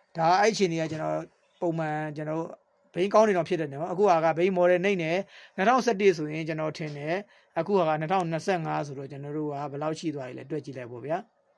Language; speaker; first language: Burmese; native; Burmese